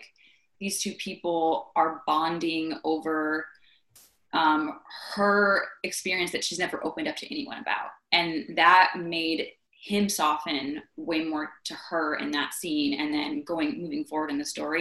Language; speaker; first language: English; native; English